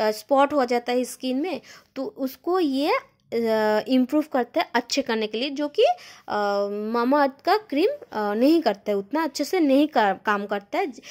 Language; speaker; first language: Hindi; non-native, local second language; Bangla